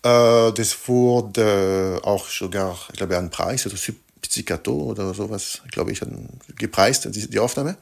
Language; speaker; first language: German; non-native, fluent; French